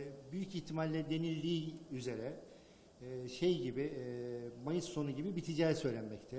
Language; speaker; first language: Turkish; non-native, fluent; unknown